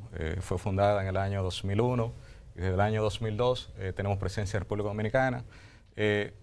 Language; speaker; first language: Spanish; native; Spanish